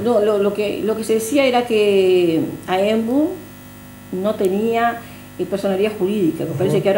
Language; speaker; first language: Spanish; native; Spanish